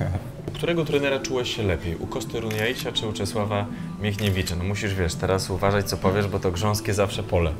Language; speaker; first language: Polish; native; Polish